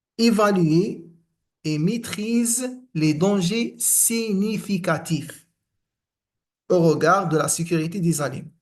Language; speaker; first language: French; non-native, local second language; Arabic